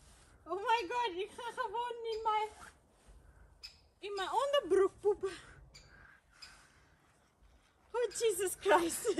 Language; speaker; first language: Dutch; non-native, fluent; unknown